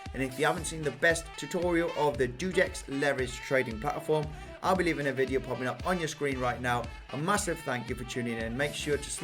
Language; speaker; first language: English; native; English